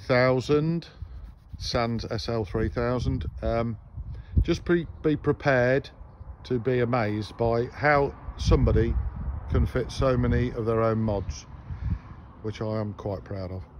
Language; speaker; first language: English; native; English